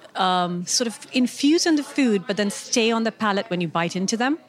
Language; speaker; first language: English; non-native, local second language; Urdu